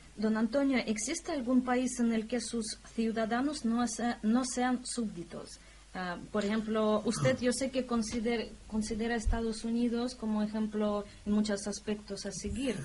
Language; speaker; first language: Spanish; non-native, fluent; Russian